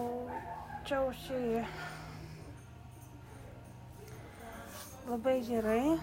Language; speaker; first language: Lithuanian; non-native, learner; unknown